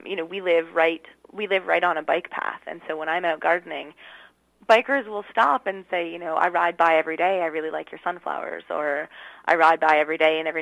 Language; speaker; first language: English; native; English